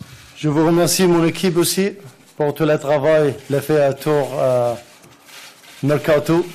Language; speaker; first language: French; non-native, learner; Arabic